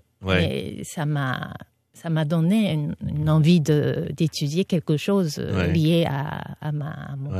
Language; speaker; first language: French; non-native, fluent; Japanese